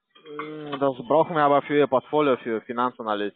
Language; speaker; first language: German; non-native, learner; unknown